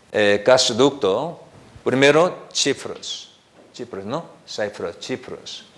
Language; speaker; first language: Spanish; non-native, learner; Korean